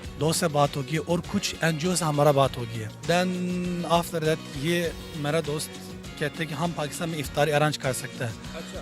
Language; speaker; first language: Hindi; non-native, learner; Turkish